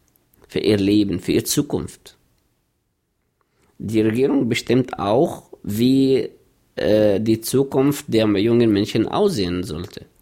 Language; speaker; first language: German; non-native, fluent; Arabic